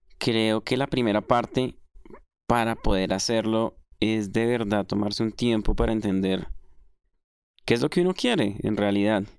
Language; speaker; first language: Spanish; native; Spanish